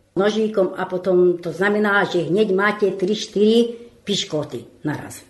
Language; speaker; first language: Slovak; non-native, local second language; Hungarian